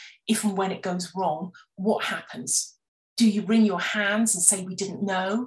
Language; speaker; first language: English; native; English